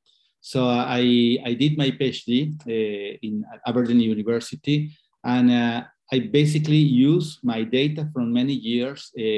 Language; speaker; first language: English; non-native, fluent; Spanish